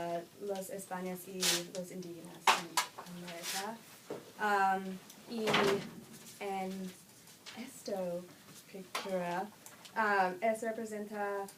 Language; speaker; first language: Spanish; non-native, learner; English